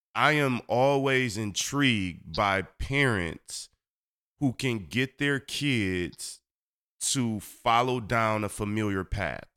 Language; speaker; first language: English; native; English